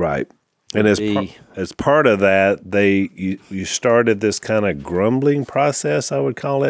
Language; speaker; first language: English; native; English